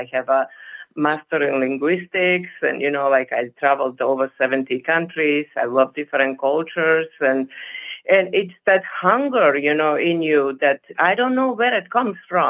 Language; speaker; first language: English; non-native, fluent; Serbian